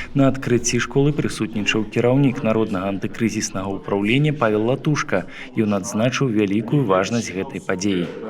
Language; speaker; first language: Belarusian; native; Belarusian